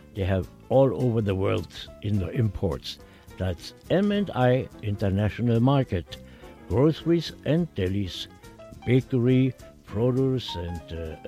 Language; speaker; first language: English; non-native, fluent; German